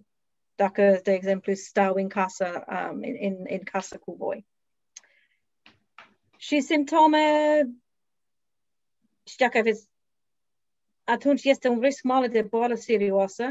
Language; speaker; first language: Romanian; non-native, learner; English